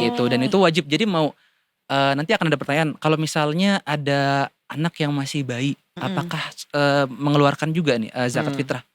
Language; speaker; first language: Indonesian; native; Indonesian